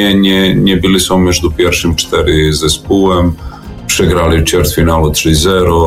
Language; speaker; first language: Polish; non-native, fluent; Serbian